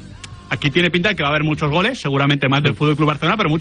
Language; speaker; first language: Spanish; native; Spanish